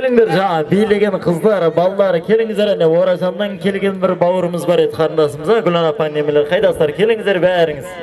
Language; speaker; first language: Kazakh; native; Kazakh